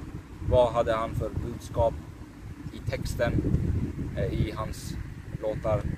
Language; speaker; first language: Swedish; early bilingual, other home language; Persian